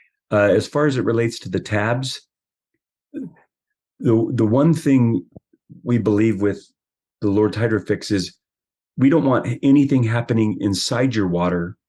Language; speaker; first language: English; native; English